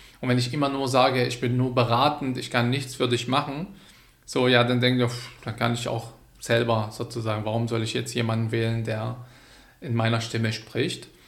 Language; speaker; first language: German; non-native, fluent; Arabic